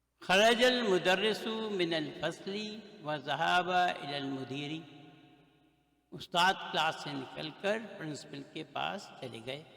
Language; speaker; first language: Urdu; native; Urdu